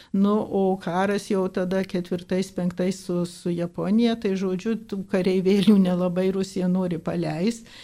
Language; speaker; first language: Lithuanian; early bilingual, heritage; Lithuanian